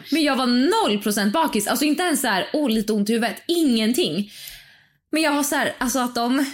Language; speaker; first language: Swedish; native; Swedish